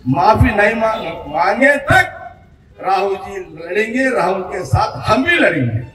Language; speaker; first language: Hindi; non-native, local second language; Telugu